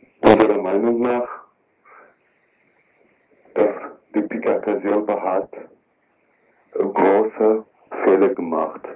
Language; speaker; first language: German; non-native, learner; Kurdish